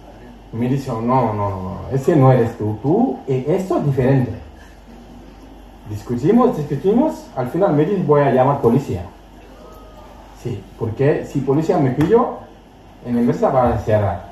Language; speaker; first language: Spanish; non-native, learner; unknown